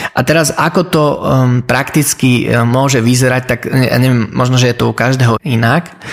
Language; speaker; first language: Slovak; early bilingual, heritage; Slovak